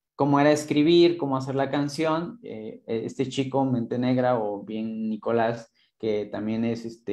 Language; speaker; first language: Spanish; non-native, local second language; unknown